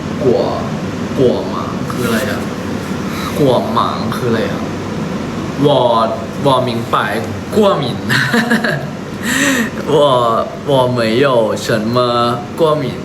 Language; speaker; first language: Chinese; non-native, learner; Thai